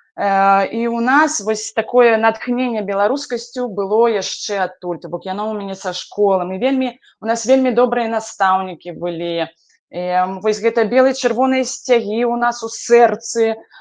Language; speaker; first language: Belarusian; native; Belarusian